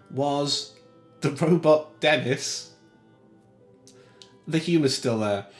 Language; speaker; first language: English; native; English